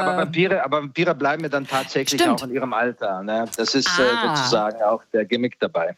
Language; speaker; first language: German; early bilingual, other home language; Croatian